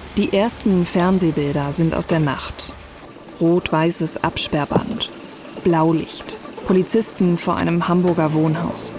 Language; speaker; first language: German; native; German